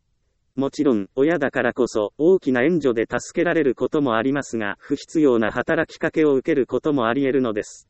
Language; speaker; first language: Japanese; native; Japanese